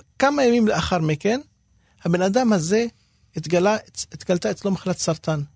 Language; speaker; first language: Hebrew; non-native, local second language; Arabic